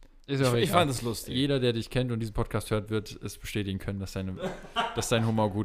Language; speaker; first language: German; native; German